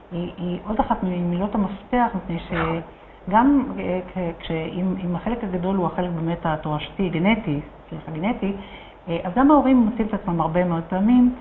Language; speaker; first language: Hebrew; native; Hebrew